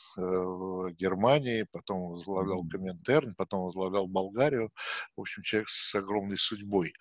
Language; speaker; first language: Russian; native; Russian